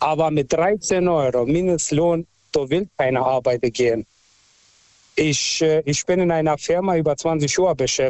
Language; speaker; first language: German; non-native, fluent; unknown